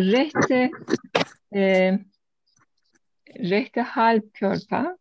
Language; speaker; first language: German; non-native, learner; Turkish